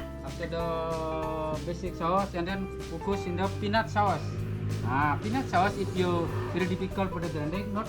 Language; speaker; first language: English; non-native, learner; Indonesian